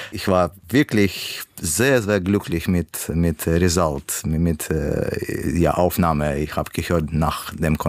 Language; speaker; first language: German; non-native, learner; Russian